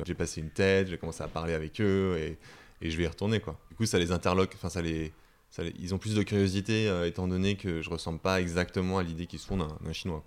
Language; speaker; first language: French; native; French